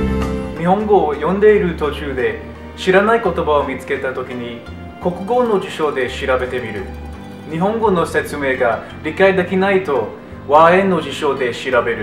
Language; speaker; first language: Japanese; non-native, learner; English